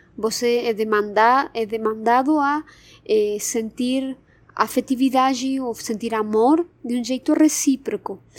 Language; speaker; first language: Portuguese; non-native, fluent; Spanish